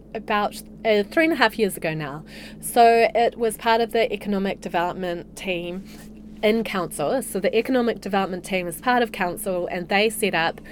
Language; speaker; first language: English; native; English